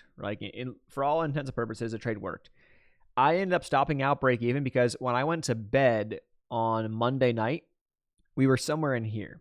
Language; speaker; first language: English; native; English